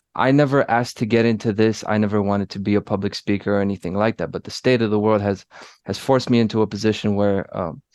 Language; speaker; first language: English; early bilingual, other home language; Polish